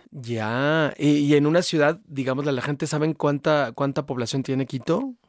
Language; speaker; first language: Spanish; native; Spanish